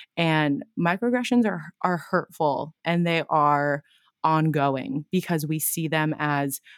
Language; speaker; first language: English; native; English